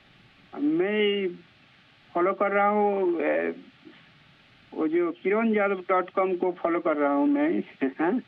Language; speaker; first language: Hindi; non-native, local second language; Bangla